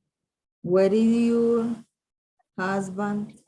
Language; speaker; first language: English; non-native, learner; Spanish